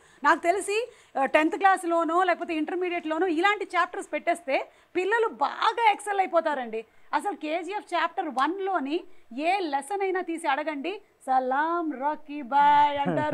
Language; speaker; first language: Telugu; native; Telugu